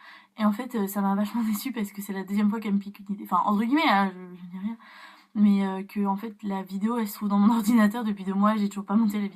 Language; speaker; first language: French; native; French